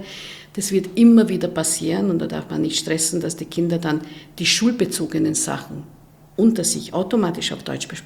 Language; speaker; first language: German; non-native, fluent; Hungarian